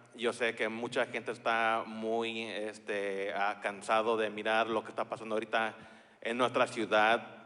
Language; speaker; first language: Spanish; early bilingual, heritage; Spanish